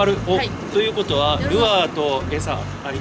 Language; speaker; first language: Japanese; native; Japanese